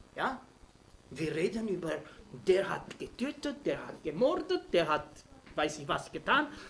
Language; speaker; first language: German; non-native, fluent; Romanian